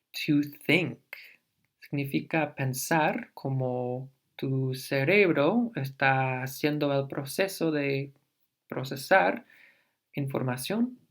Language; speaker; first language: Spanish; non-native, fluent; English